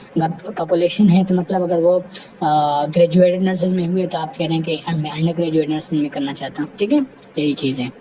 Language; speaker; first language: Urdu; non-native, local second language; Pashto